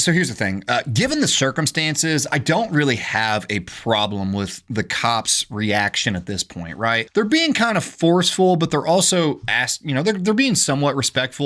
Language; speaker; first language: English; native; English